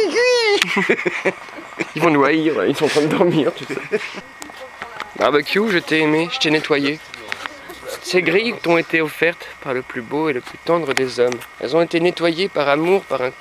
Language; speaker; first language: French; native; French